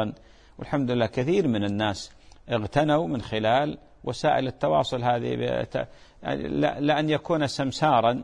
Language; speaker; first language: Arabic; native; Arabic